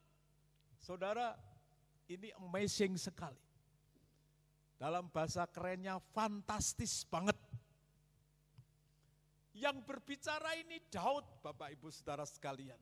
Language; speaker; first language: Indonesian; native; Indonesian